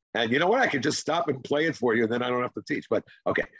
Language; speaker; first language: English; non-native, fluent; Hebrew